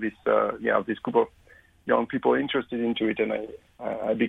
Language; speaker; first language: English; non-native, fluent; French